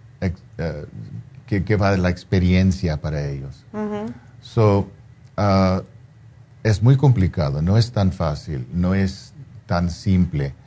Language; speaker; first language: Spanish; non-native, fluent; English